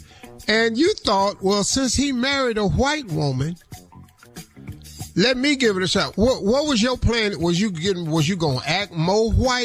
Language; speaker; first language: English; native; English